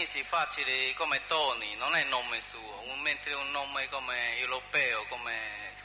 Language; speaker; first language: Italian; non-native, learner; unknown